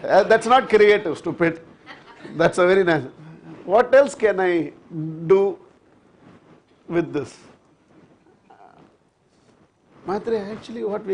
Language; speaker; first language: English; non-native, local second language; Tamil